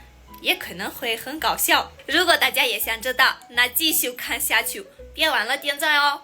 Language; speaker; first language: Chinese; non-native, fluent; Armenian